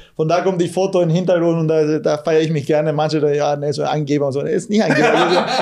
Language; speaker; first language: German; non-native, fluent; Guarani